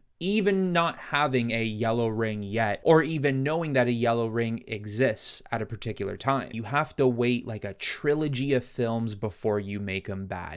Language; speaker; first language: English; native; English